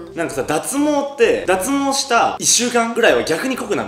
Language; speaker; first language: Japanese; native; Japanese